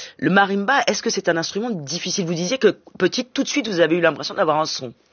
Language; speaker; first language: French; native; French